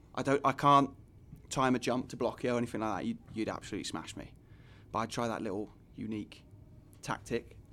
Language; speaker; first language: English; native; English